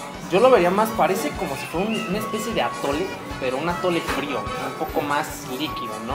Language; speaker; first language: Spanish; native; Spanish